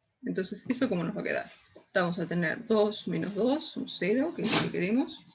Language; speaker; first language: Spanish; native; Spanish